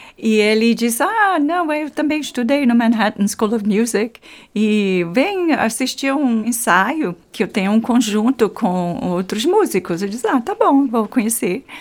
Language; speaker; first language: Portuguese; non-native, fluent; English